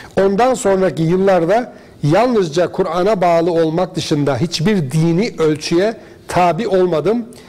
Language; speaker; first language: Turkish; native; Turkish